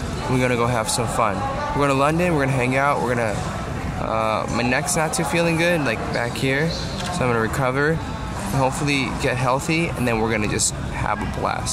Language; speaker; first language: English; early bilingual, other home language; Korean